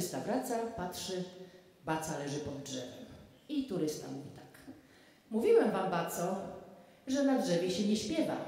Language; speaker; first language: Polish; native; Polish